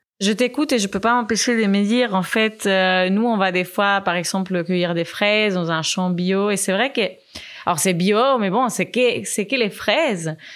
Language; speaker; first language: French; non-native, fluent; Spanish